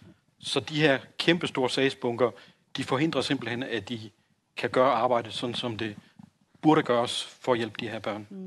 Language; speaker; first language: Danish; native; Danish